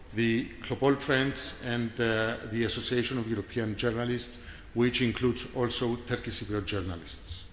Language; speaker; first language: English; non-native, fluent; Greek